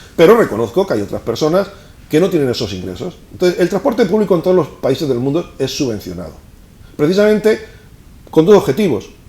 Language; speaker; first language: Spanish; native; Spanish